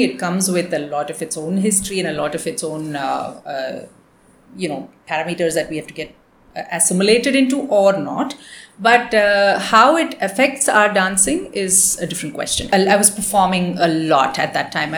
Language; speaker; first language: English; non-native, local second language; Tamil